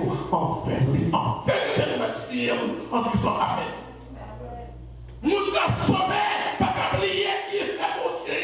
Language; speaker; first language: French; non-native, local second language; Haitian Creole